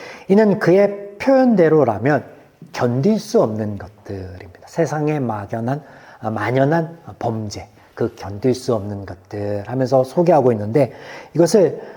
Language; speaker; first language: Korean; native; Korean